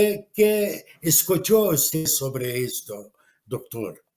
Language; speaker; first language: Spanish; non-native, fluent; Arabic